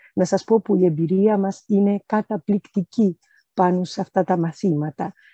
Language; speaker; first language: Greek; early bilingual, heritage; Greek